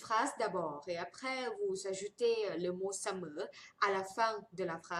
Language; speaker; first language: French; non-native, fluent; Thai